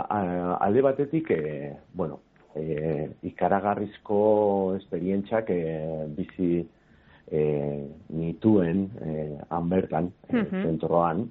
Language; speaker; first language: Basque; non-native, local second language; Spanish